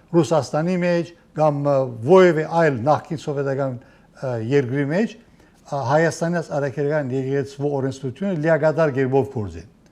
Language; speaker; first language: Armenian; early bilingual, heritage; Armenian